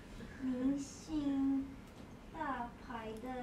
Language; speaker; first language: Chinese; non-native, learner; English